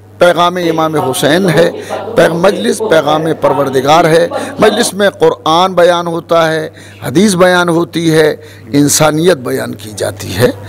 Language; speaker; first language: Hindi; native; Hindi